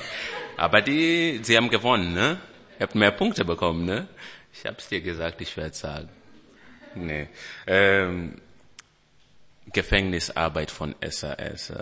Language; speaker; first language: German; non-native, fluent; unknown